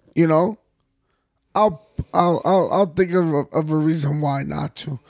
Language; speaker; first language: English; native; English